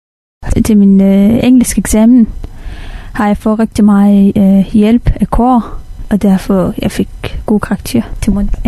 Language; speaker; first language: Danish; non-native, fluent; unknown